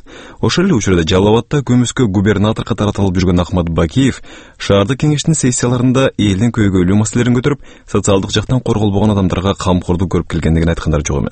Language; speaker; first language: Kyrgyz; native; Kyrgyz